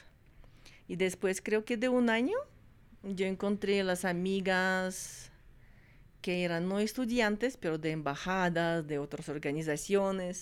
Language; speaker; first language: Spanish; non-native, fluent; Russian